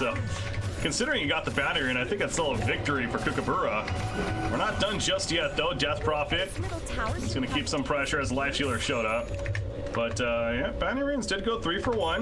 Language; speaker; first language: English; native; English